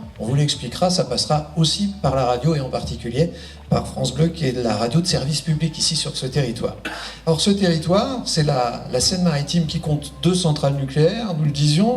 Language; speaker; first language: French; native; French